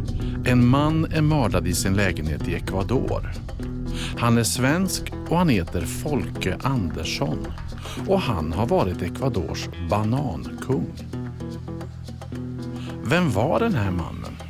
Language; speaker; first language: Swedish; native; Swedish